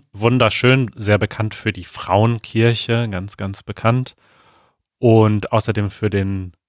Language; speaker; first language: German; native; German